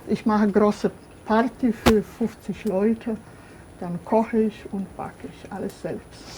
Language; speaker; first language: German; non-native, fluent; Polish